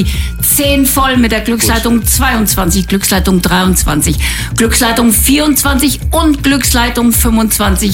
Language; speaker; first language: German; native; German